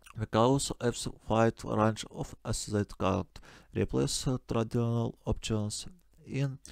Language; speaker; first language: English; non-native, learner; Russian